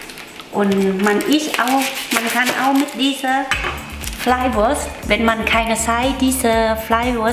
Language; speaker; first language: German; non-native, learner; Vietnamese